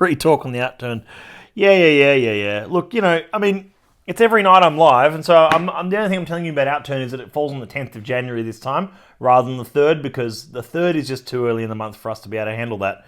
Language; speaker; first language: English; native; English